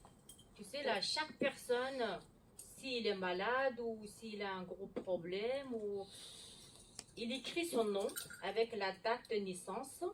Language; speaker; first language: French; non-native, learner; Mongolian